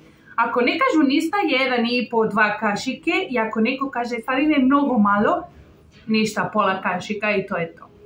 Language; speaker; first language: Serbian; non-native, learner; Spanish